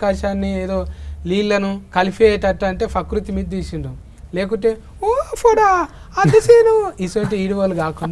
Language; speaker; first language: Telugu; native; Telugu